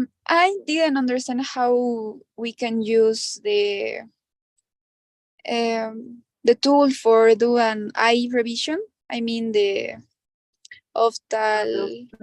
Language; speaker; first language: English; non-native, learner; Spanish